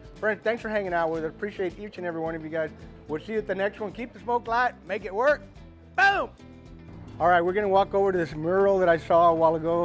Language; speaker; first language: English; early bilingual, other home language; Spanish